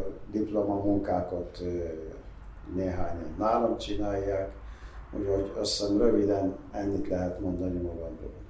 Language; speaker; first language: Hungarian; non-native, fluent; Arabic